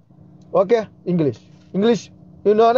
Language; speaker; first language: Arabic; non-native, learner; Malayalam